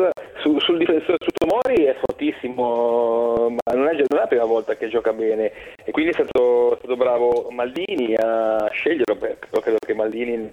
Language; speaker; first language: Italian; native; Italian